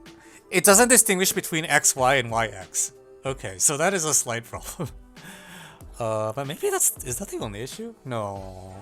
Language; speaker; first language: English; native; English